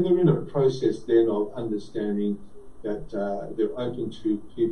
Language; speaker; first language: English; native; English